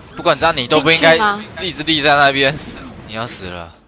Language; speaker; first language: Chinese; native; Chinese